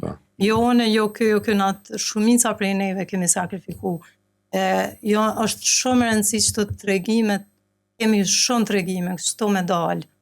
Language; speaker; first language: Albanian; native; Albanian